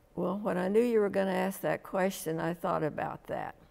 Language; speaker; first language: English; native; English